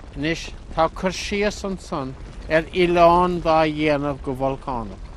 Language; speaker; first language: Irish; native; Irish